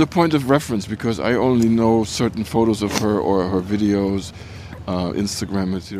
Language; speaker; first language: English; non-native, fluent; German